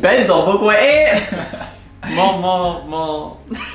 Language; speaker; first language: Japanese; non-native, learner; English